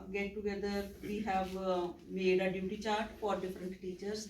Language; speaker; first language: English; non-native, local second language; Punjabi